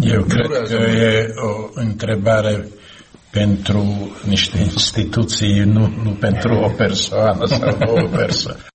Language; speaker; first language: Romanian; non-native, fluent; Slovak